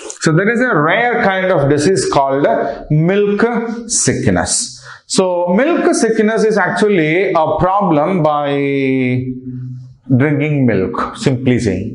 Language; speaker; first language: English; non-native, local second language; Telugu